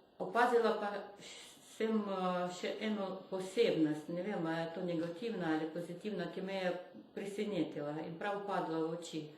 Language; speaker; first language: Slovenian; non-native, fluent; Russian